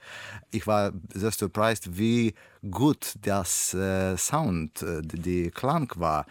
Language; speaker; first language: German; non-native, learner; Russian